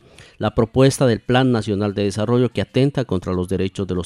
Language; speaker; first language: Spanish; native; Spanish